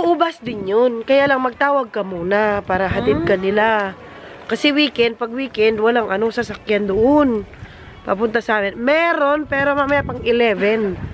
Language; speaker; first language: Filipino; non-native, local second language; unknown